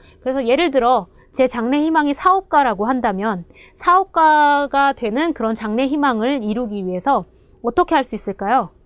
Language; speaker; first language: Korean; native; Korean